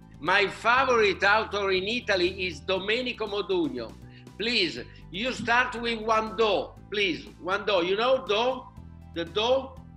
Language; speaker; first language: English; non-native, learner; Italian